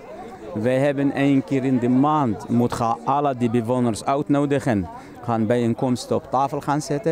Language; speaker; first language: Dutch; non-native, learner; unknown